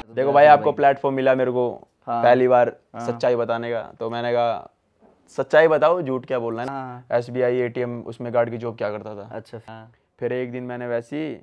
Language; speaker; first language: Hindi; native; Hindi